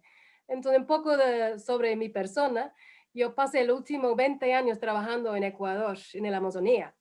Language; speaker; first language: Spanish; non-native, fluent; English